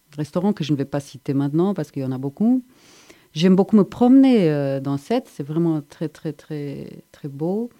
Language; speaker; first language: French; non-native, fluent; Romanian